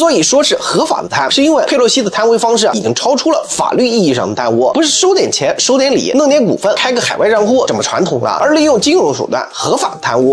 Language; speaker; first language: Chinese; native; Chinese